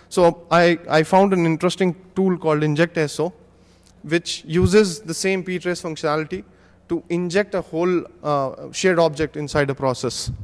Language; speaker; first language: English; non-native, local second language; Hindi